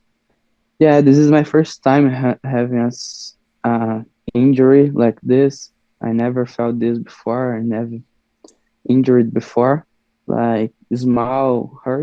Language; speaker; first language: English; non-native, learner; Portuguese